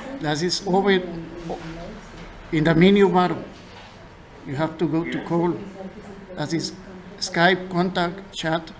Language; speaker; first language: English; non-native, learner; Spanish